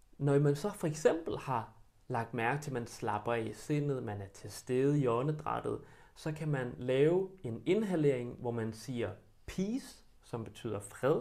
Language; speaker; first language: Danish; early bilingual, other home language; Bosnian